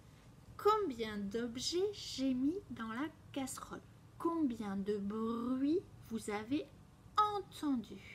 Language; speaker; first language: French; native; French